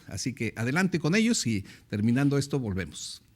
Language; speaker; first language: Spanish; native; Spanish